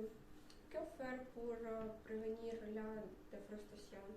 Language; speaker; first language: French; non-native, learner; Russian